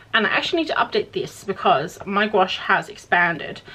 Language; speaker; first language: English; native; English